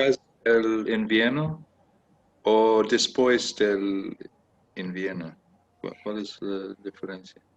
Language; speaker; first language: Spanish; non-native, learner; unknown